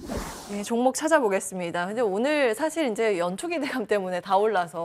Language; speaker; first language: Korean; native; Korean